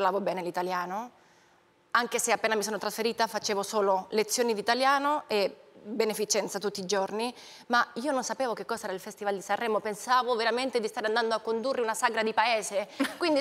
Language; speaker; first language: Italian; non-native, fluent; Spanish